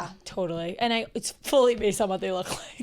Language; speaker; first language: English; native; English